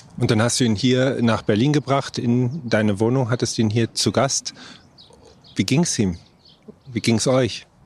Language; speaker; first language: German; native; German